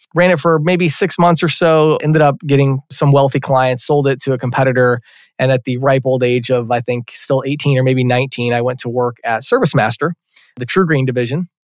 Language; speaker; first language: English; native; English